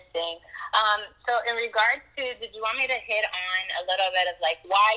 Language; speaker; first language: English; native; English